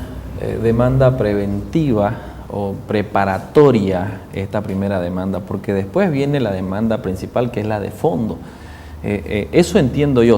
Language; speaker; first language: Spanish; native; Spanish